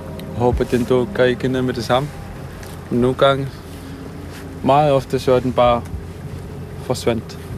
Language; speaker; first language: Danish; non-native, local second language; Kalaallisut